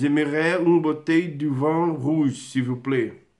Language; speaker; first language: French; non-native, learner; Portuguese